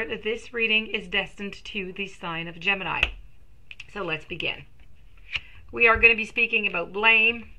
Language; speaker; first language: English; non-native, local second language; French